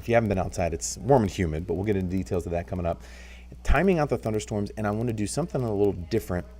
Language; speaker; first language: English; native; English